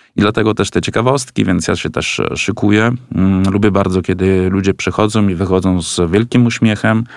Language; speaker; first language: Polish; non-native, fluent; Italian